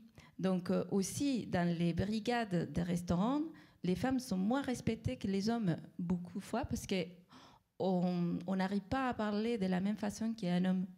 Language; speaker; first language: French; non-native, fluent; Spanish